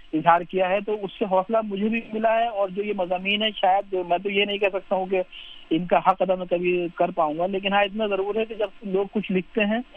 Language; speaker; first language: Urdu; native; Urdu